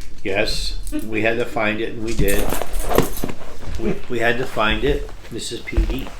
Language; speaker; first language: English; native; English